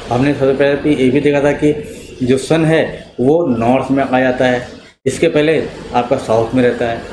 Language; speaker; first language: Hindi; native; Hindi